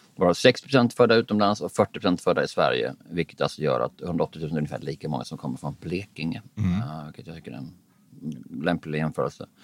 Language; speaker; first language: Swedish; native; Swedish